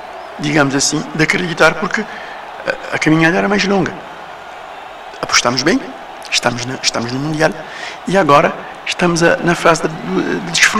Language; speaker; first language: Portuguese; non-native, local second language; Kabuverdianu